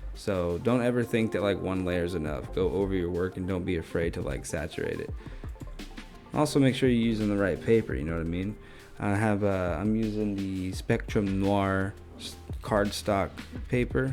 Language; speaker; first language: English; native; English